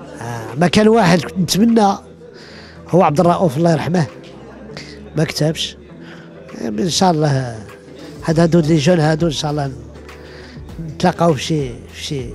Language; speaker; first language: Arabic; early bilingual, heritage; Arabic